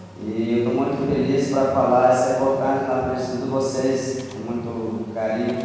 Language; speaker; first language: Portuguese; non-native, local second language; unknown